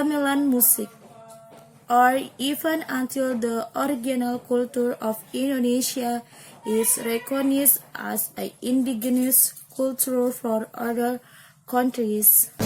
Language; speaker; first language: English; non-native, learner; Indonesian